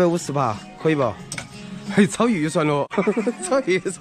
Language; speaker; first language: Chinese; native; Chinese